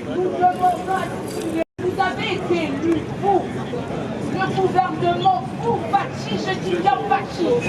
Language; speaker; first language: French; non-native, local second language; Lingala